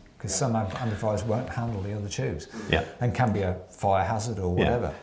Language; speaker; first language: English; native; English